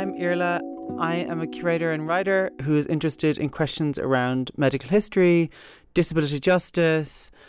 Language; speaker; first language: English; native; English